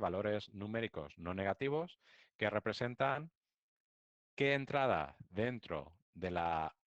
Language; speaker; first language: Spanish; native; Spanish